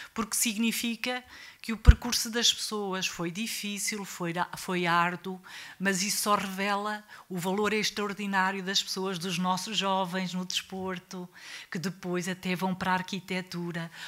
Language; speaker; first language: Portuguese; native; Portuguese